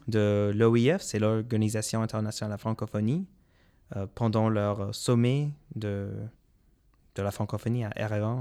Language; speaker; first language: French; non-native, local second language; English